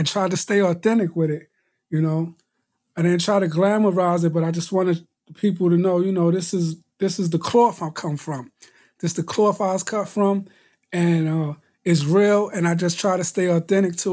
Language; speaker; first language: English; native; English